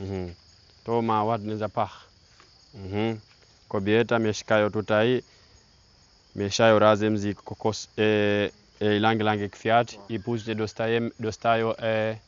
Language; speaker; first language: Polish; non-native, learner; Swahili